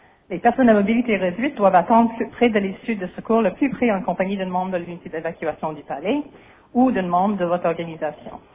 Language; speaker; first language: French; native; French